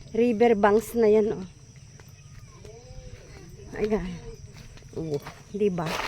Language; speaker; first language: Filipino; native; Filipino